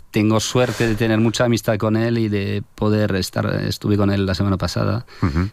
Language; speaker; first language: Spanish; non-native, fluent; French